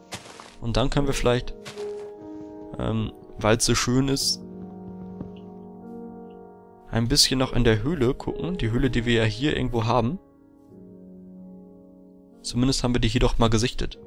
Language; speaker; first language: German; native; German